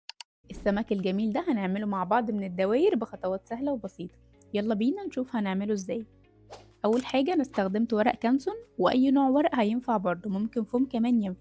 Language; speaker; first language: Arabic; native; Arabic